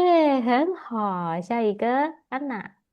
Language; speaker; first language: Chinese; non-native, fluent; Indonesian